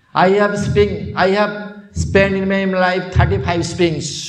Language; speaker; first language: Hindi; non-native, local second language; Odia